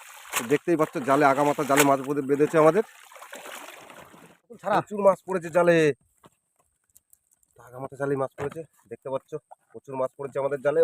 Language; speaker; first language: Bangla; native; Bangla